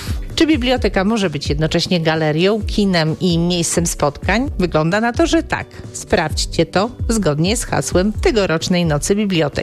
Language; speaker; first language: Polish; native; Polish